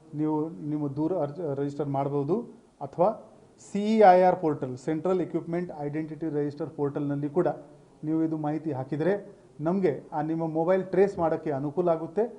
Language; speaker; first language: Kannada; non-native, fluent; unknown